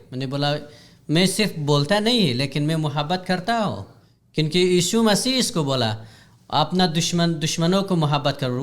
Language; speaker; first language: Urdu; non-native, learner; Hazaragi